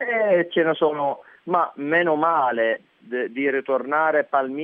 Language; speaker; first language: Italian; non-native, learner; Arabic